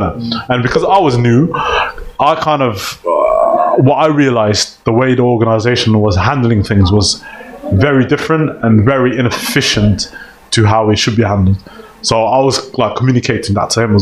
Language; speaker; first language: English; native; English